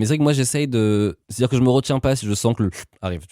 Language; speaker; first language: French; native; French